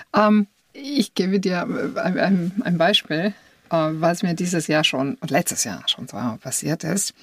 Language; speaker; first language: German; non-native, fluent; Italian